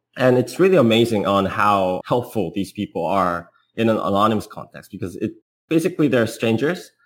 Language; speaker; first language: English; non-native, fluent; Korean